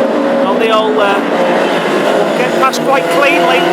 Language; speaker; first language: English; native; English